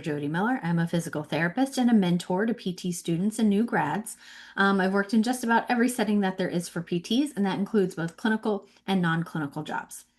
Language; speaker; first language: English; native; English